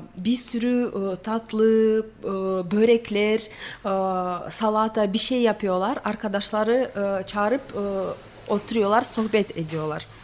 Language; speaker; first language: Turkish; non-native, fluent; Russian